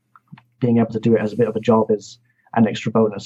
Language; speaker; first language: English; native; English